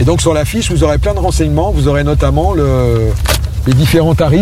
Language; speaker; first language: French; native; French